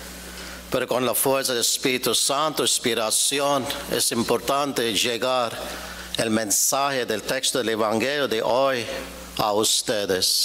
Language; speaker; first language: Spanish; non-native, fluent; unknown